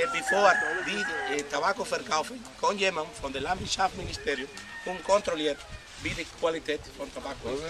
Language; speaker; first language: German; non-native, learner; Spanish